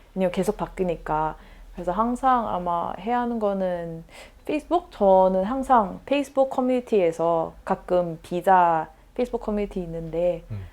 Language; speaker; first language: Korean; non-native, fluent; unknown